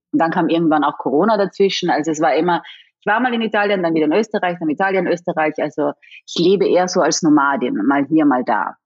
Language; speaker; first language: German; native; German